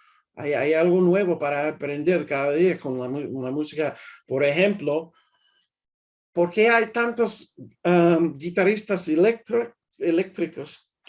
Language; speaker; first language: Spanish; early bilingual, heritage; English